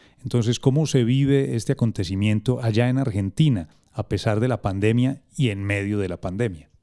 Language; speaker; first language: Spanish; native; Spanish